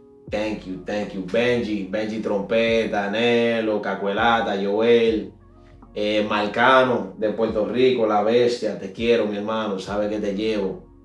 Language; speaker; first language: Spanish; early bilingual, heritage; Spanish